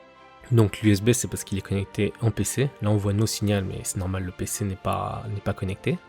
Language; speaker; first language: French; native; French